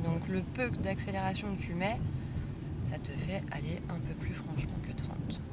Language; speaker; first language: French; native; French